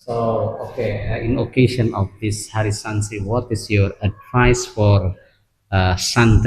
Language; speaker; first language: English; non-native, fluent; Indonesian